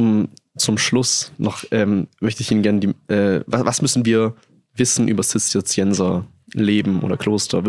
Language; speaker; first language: German; native; German